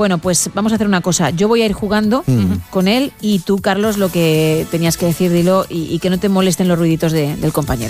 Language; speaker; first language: Spanish; native; Spanish